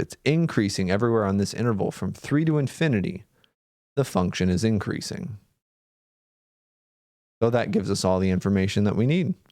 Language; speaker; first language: English; native; English